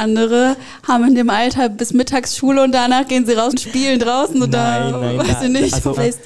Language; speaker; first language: German; native; German